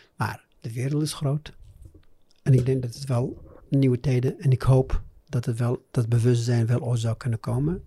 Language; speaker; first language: Dutch; non-native, fluent; Arabic